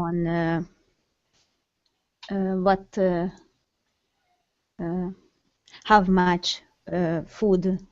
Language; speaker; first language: English; non-native, learner; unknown